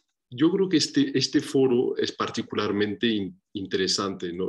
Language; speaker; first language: Spanish; non-native, fluent; French